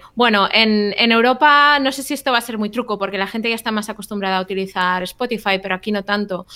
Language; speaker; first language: Spanish; native; Spanish